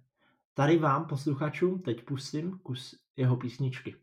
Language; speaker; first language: Czech; non-native, fluent; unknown